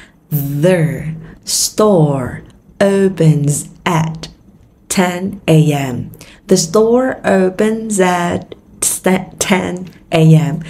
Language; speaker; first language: English; non-native, fluent; Vietnamese